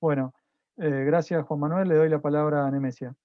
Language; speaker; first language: Spanish; native; Spanish